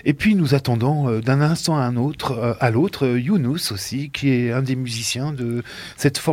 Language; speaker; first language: French; native; French